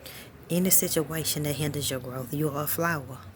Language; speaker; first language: English; native; English